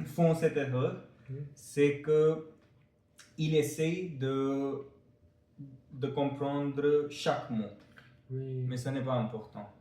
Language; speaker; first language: French; non-native, fluent; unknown